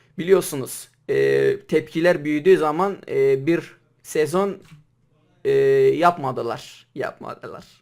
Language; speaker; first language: Turkish; non-native, local second language; Kurdish